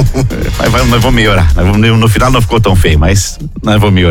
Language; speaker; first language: Portuguese; native; Portuguese